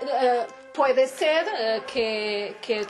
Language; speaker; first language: Spanish; non-native, learner; Portuguese